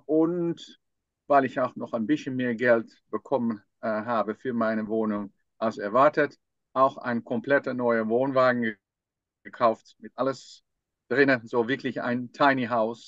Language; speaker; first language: German; non-native, fluent; Dutch